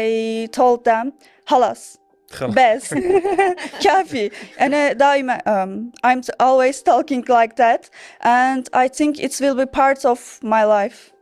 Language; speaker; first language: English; non-native, learner; Turkish